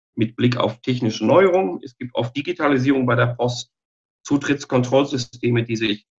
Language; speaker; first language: German; native; German